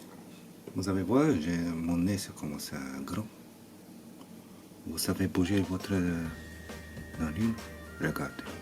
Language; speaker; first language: French; non-native, learner; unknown